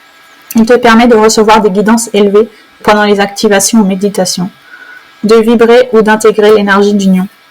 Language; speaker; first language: French; native; French